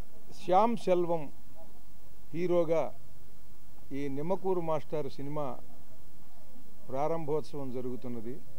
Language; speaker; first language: Telugu; native; Telugu